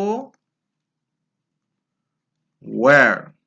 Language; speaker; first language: English; non-native, fluent; Spanish